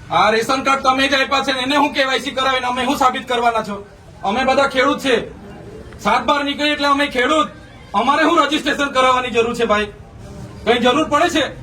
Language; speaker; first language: Gujarati; non-native, local second language; Vasavi